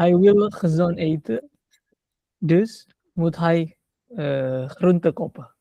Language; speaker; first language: Dutch; non-native, learner; Indonesian